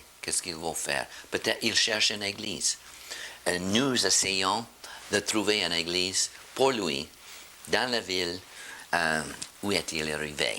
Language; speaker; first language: French; non-native, fluent; English